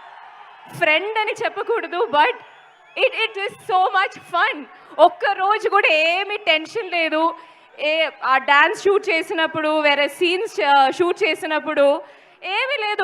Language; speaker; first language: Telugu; non-native, learner; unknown